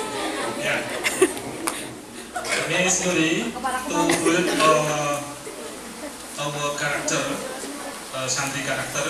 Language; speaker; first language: English; non-native, learner; Indonesian